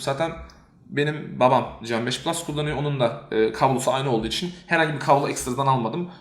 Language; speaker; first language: Turkish; native; Turkish